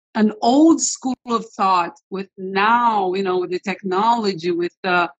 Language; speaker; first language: English; non-native, fluent; Portuguese